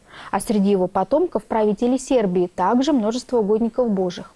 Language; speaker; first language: Russian; native; Russian